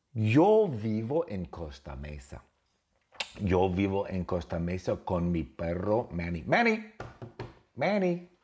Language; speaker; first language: Spanish; non-native, fluent; English